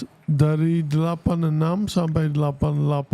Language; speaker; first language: Indonesian; non-native, fluent; Dutch